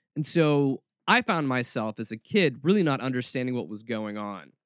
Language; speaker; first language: English; native; English